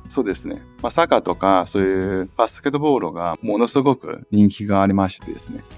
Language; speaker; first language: Japanese; non-native, fluent; Chinese